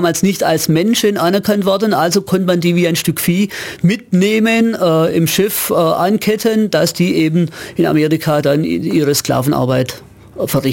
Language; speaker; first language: German; native; German